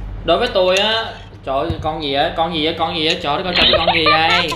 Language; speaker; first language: Vietnamese; non-native, fluent; English